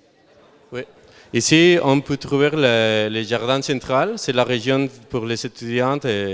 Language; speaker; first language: French; non-native, learner; Spanish